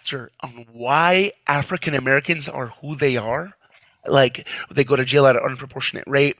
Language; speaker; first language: English; native; English